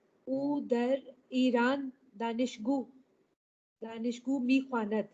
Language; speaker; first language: Persian; non-native, learner; Urdu